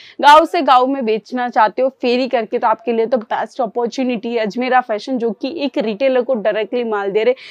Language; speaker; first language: Hindi; native; Hindi